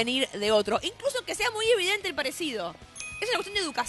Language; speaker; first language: Spanish; native; Spanish